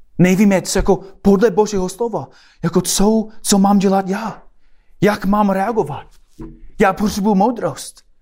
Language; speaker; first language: Czech; non-native, fluent; English